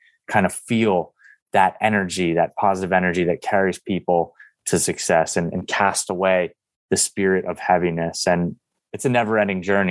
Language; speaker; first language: English; native; English